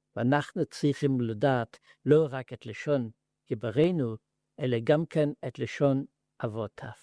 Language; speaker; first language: Hebrew; non-native, learner; Yiddish